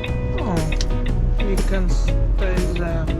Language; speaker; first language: English; non-native, learner; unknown